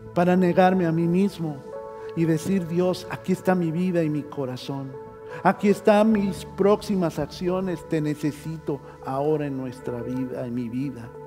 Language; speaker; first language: Spanish; native; Spanish